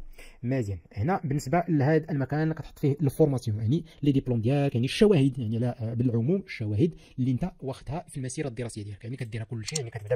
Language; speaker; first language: Arabic; native; Arabic